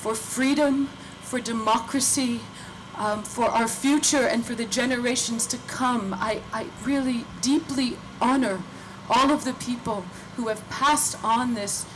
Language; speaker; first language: English; native; English